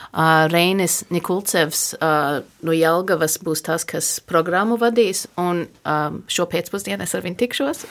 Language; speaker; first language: Latvian; early bilingual, heritage; Latvian